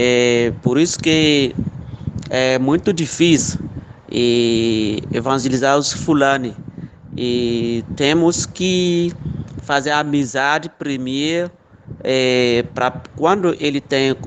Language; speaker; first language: Portuguese; non-native, local second language; Fula